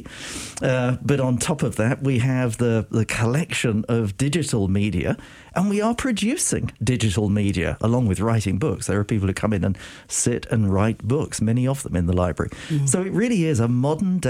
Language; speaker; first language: English; native; English